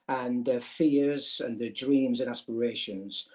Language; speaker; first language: English; native; English